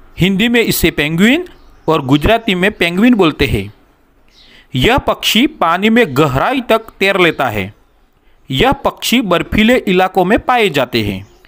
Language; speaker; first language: Hindi; non-native, local second language; Gujarati